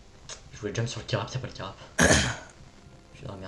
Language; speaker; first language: French; native; French